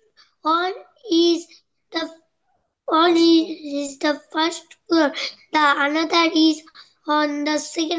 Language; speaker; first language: English; non-native, learner; Bangla